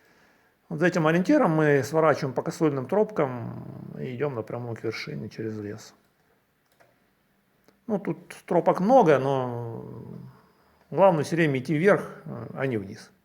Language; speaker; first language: Russian; native; Russian